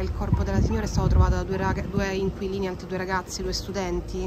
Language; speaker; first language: Italian; native; Italian